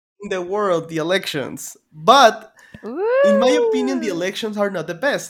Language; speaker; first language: English; non-native, fluent; Spanish